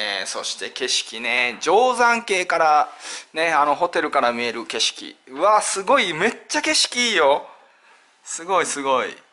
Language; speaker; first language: Japanese; native; Japanese